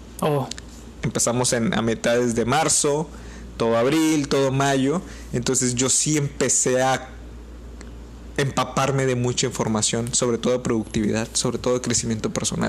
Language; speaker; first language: Spanish; native; Spanish